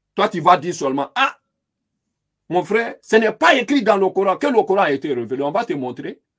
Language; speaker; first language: French; non-native, local second language; Lingala